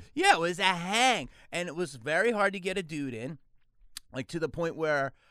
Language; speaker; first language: English; native; English